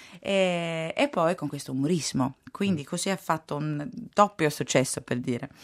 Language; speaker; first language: Italian; non-native, fluent; Swedish